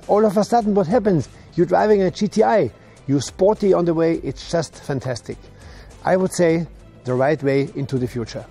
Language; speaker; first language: English; non-native, fluent; German